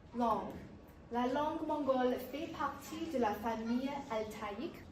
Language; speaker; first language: French; non-native, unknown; English